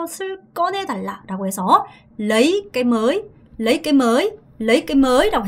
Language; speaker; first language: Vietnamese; non-native, fluent; Korean